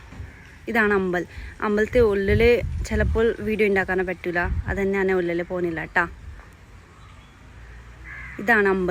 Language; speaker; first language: Malayalam; non-native, local second language; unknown